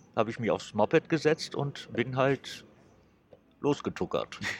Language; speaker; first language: German; native; German